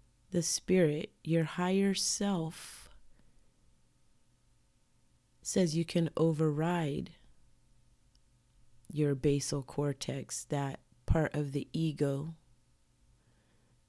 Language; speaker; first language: English; native; English